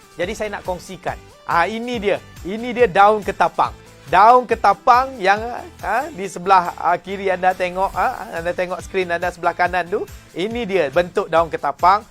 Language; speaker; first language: Malay; native; Malay